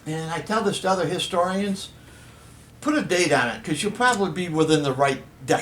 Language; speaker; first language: English; native; English